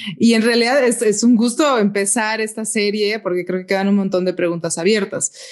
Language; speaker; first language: Spanish; native; Spanish